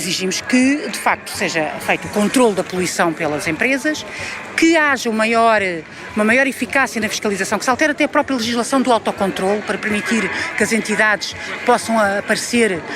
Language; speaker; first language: Portuguese; native; Portuguese